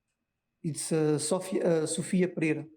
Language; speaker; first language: English; non-native, learner; Portuguese